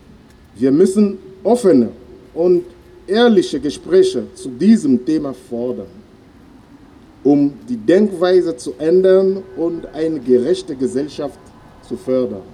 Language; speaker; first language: German; non-native, fluent; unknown